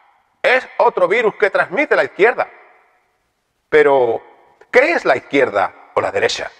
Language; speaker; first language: Spanish; native; Spanish